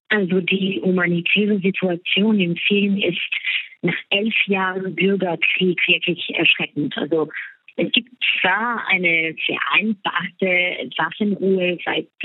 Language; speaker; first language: German; non-native, fluent; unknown